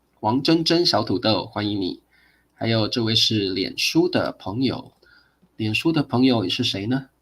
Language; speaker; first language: Chinese; native; Chinese